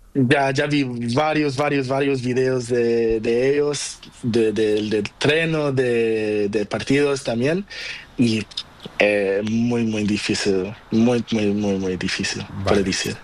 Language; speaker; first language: Spanish; non-native, learner; Portuguese